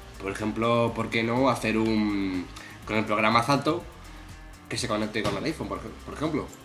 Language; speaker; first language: Spanish; native; Spanish